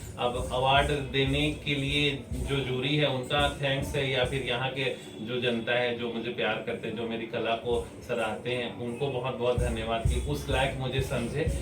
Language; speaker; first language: Hindi; non-native, local second language; Bangla